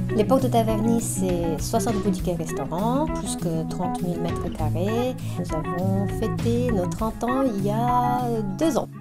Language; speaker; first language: French; non-native, fluent; Romanian